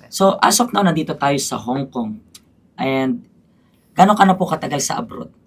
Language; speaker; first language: Filipino; native; Filipino